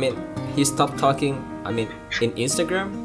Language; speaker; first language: English; non-native, learner; Indonesian